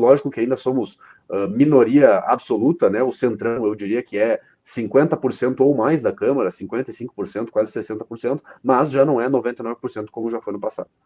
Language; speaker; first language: Portuguese; native; Portuguese